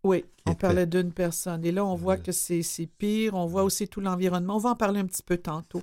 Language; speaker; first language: French; native; French